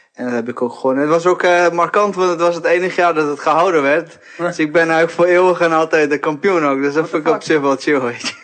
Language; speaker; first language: Dutch; early bilingual, other home language; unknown